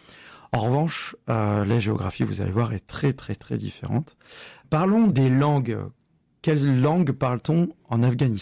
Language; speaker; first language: French; native; French